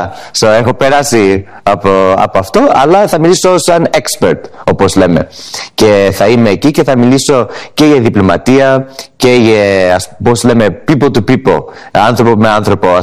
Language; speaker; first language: Greek; early bilingual, heritage; English